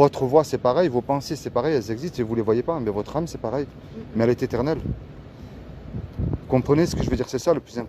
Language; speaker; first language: French; native; French